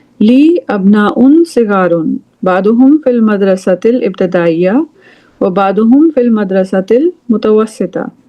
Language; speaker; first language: Arabic; non-native, fluent; English